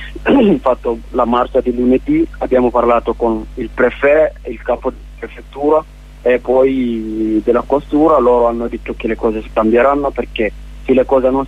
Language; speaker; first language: Italian; non-native, learner; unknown